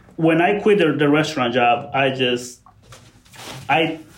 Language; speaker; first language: English; non-native, fluent; Spanish